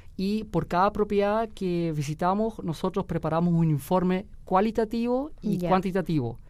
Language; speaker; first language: Spanish; early bilingual, heritage; Spanish